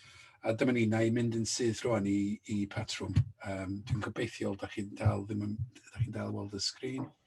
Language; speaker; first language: Welsh; native; Welsh